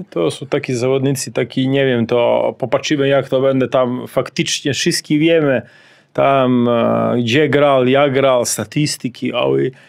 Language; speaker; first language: Polish; non-native, learner; Serbian